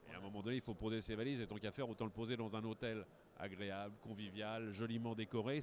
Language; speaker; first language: French; native; French